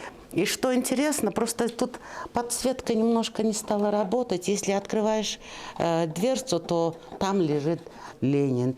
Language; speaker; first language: Russian; non-native, fluent; Mongolian